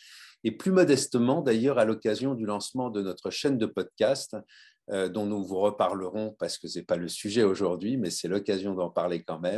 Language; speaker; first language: French; native; French